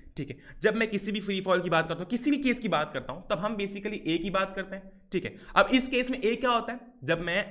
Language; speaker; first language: Hindi; native; Hindi